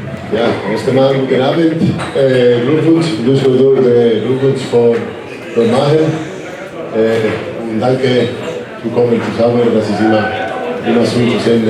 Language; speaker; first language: German; non-native, learner; Spanish